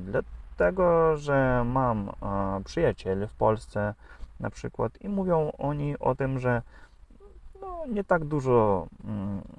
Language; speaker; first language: Polish; non-native, learner; Russian